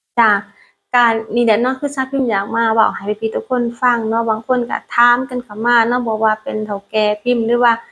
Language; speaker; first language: Thai; non-native, learner; Lao